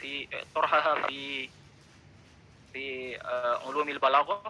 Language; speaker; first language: Arabic; non-native, learner; Indonesian